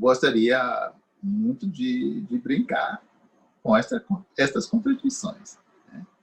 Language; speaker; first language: Portuguese; non-native, fluent; English